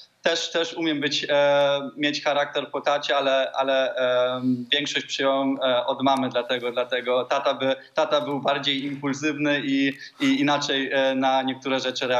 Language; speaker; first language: Polish; early bilingual, heritage; Polish